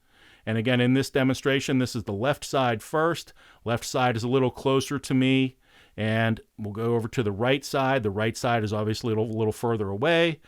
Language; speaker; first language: English; native; English